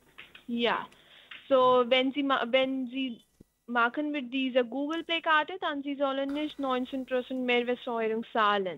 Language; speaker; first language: German; non-native, learner; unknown